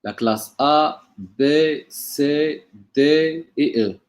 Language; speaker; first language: French; non-native, local second language; Arabic